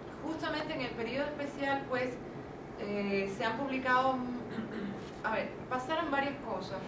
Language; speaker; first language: Spanish; native; Spanish